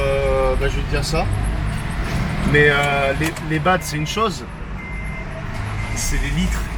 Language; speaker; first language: French; native; French